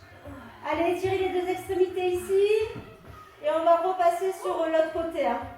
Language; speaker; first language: French; native; French